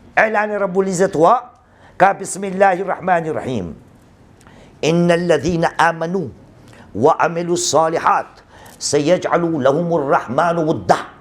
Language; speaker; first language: Urdu; non-native, local second language; Gujarati